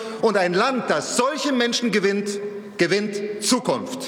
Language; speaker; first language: German; native; German